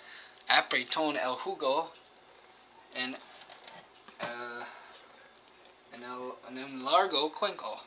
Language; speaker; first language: Spanish; non-native, learner; English